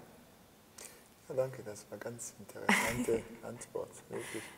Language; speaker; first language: German; non-native, fluent; Italian